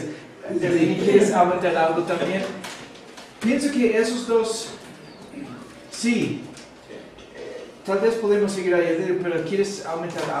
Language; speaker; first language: Spanish; non-native, fluent; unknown